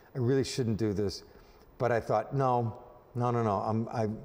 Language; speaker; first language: English; native; English